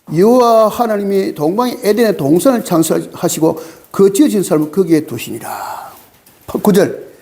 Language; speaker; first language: Korean; native; Korean